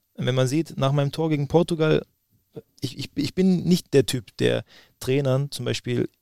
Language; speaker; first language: German; native; German